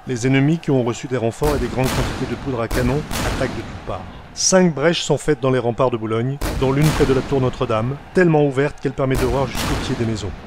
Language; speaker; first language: French; native; French